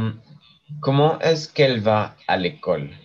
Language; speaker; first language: French; non-native, learner; English